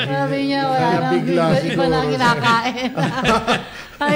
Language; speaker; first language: Filipino; native; Filipino